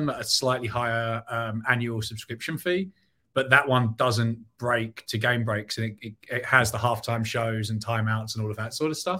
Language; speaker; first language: English; native; English